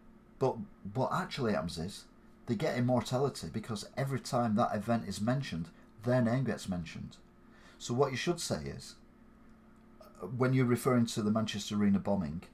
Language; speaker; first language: English; native; English